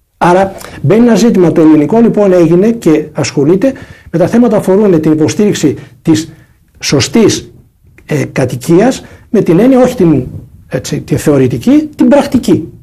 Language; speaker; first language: Greek; native; Greek